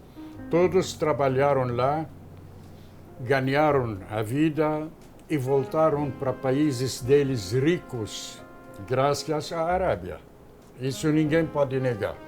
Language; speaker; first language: Portuguese; non-native, fluent; Arabic